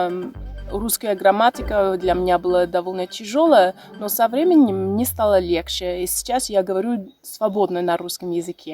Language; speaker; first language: Russian; non-native, fluent; English